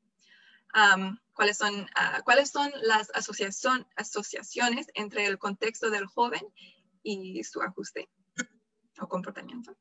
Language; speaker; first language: Spanish; non-native, fluent; English